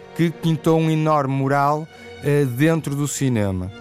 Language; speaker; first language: Portuguese; native; Portuguese